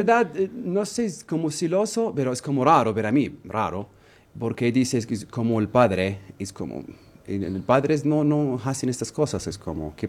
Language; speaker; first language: Spanish; non-native, learner; Arabic